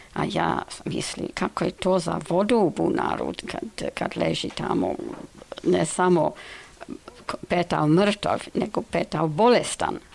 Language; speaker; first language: Serbian; non-native, fluent; English